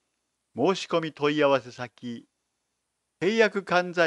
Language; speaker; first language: Japanese; native; Japanese